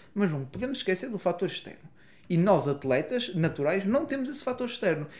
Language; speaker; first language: Portuguese; native; Portuguese